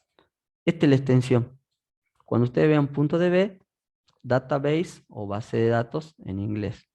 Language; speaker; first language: Spanish; native; Spanish